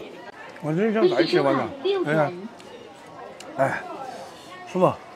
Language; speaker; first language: Chinese; native; Chinese